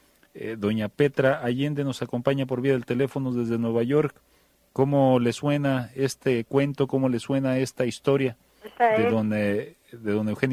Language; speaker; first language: Spanish; native; Spanish